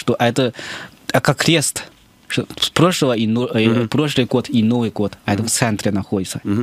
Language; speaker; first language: Russian; non-native, fluent; Chinese